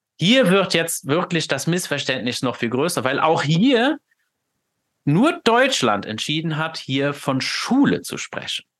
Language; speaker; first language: German; non-native, fluent; Luxembourgish